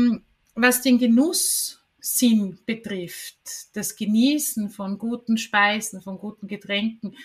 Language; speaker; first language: German; native; German